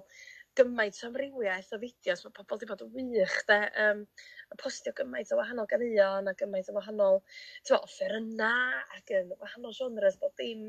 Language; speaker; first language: Welsh; native; Welsh